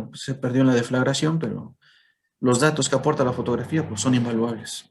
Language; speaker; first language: Spanish; native; Spanish